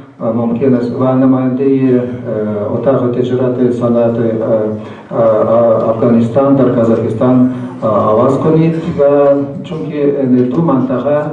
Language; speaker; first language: Persian; non-native, learner; Kazakh